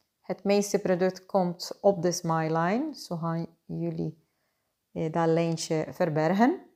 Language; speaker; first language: Dutch; non-native, fluent; Spanish